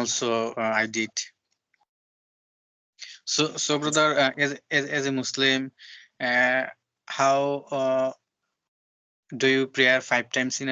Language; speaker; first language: English; non-native, learner; Bangla